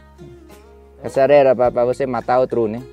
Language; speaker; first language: Portuguese; non-native, learner; Vietnamese